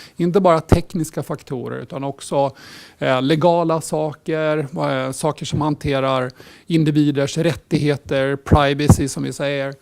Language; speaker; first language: Swedish; early bilingual, heritage; Swedish